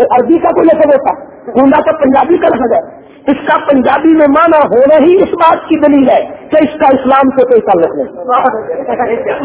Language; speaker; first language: Urdu; non-native, local second language; Punjabi